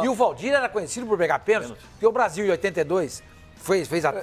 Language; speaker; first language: Portuguese; native; Portuguese